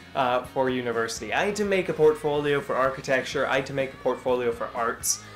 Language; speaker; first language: English; native; English